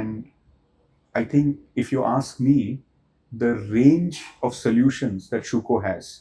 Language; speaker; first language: English; non-native, local second language; Hindi